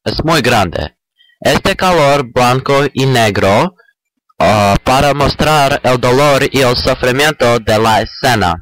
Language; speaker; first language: Spanish; non-native, learner; English